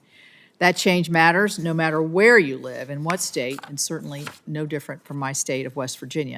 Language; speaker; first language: English; native; English